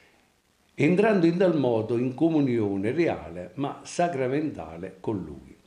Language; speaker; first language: Italian; native; Italian